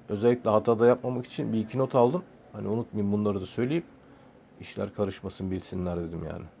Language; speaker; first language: Turkish; early bilingual, heritage; Turkish